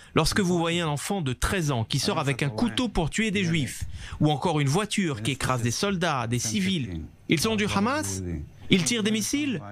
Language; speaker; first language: French; non-native, fluent; Arabic